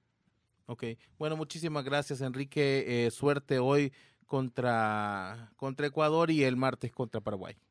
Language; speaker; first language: Spanish; native; Spanish